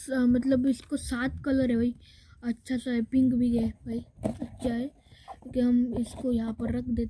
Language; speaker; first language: Hindi; native; Hindi